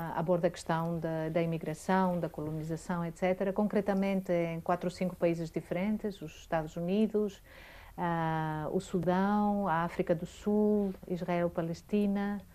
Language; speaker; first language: Portuguese; non-native, fluent; Greek